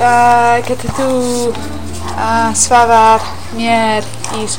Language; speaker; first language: Icelandic; non-native, learner; English